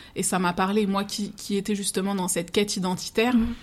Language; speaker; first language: French; native; French